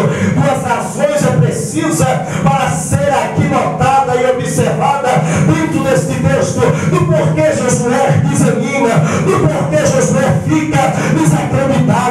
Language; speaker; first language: Portuguese; native; Portuguese